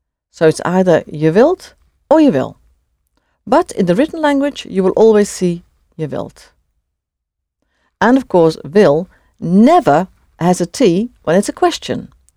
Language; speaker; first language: English; native; English